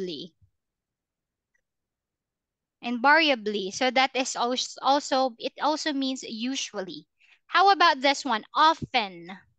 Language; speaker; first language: English; non-native, fluent; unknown